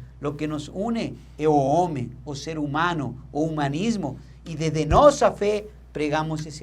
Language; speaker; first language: Portuguese; non-native, learner; Spanish